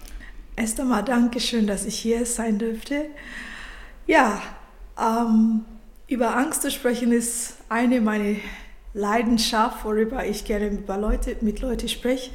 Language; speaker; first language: German; non-native, fluent; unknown